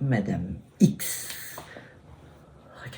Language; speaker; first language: French; native; French